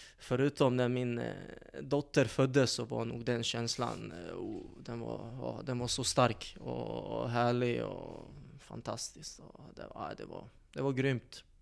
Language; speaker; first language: Swedish; early bilingual, other home language; Bosnian